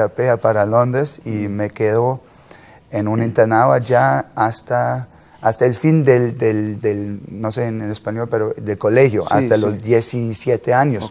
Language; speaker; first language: Spanish; non-native, fluent; German